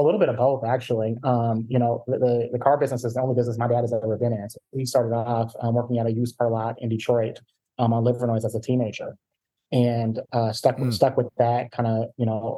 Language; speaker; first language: English; native; English